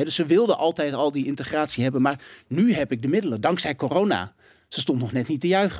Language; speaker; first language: Dutch; native; Dutch